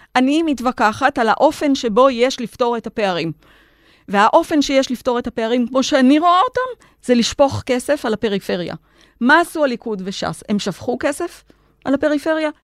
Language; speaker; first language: Hebrew; native; Hebrew